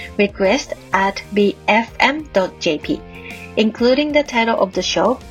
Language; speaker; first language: English; non-native, fluent; Japanese